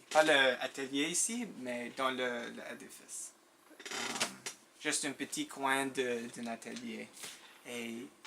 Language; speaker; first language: French; non-native, local second language; English